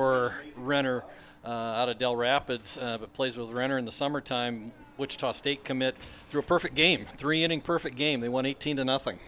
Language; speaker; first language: English; native; English